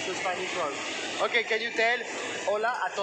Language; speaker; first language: English; non-native, learner; French